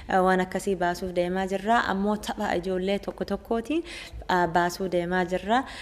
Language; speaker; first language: Oromo; early bilingual, heritage; Oromo